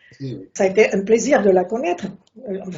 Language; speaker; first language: French; non-native, fluent; Spanish